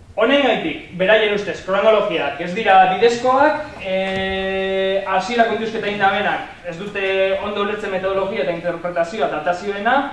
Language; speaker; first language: Basque; early bilingual, heritage; Basque